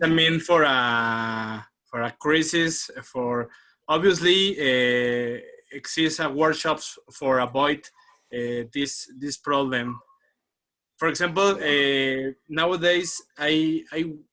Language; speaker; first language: English; non-native, learner; Spanish